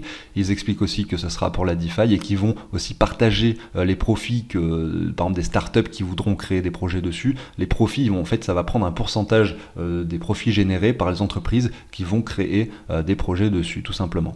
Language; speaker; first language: French; native; French